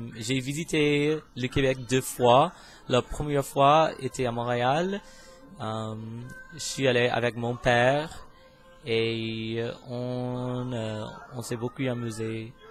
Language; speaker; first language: French; non-native, fluent; English